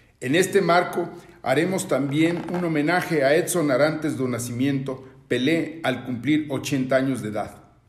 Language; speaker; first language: Spanish; native; Spanish